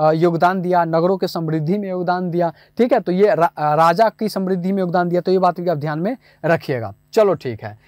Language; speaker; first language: Hindi; native; Hindi